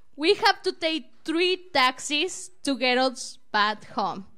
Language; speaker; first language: English; non-native, learner; Spanish